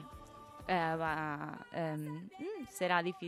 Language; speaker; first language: Spanish; non-native, learner; Italian